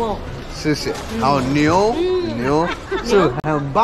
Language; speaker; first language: Chinese; non-native, learner; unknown